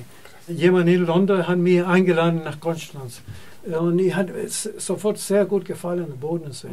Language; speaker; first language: German; non-native, fluent; Spanish